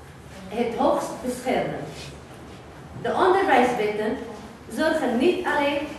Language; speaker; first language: Dutch; non-native, fluent; Arabic